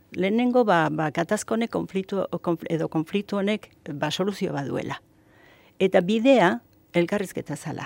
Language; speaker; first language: Basque; native; Basque